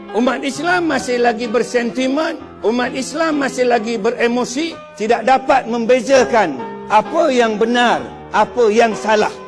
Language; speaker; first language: Malay; non-native, local second language; Chinese